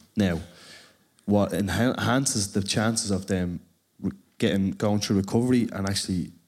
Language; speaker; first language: English; native; English